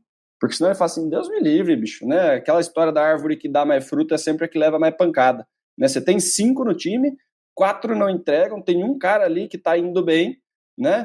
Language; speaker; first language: Portuguese; native; Portuguese